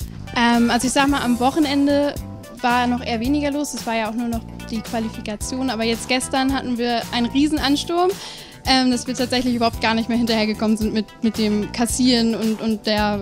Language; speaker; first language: German; native; German